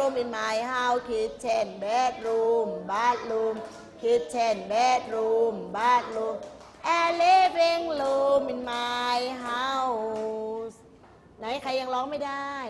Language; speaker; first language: English; non-native, learner; Thai